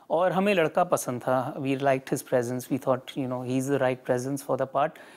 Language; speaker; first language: Hindi; native; Hindi